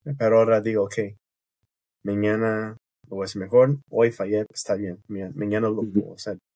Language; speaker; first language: Spanish; non-native, fluent; English